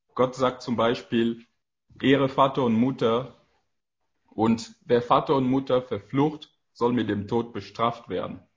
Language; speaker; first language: German; non-native, fluent; French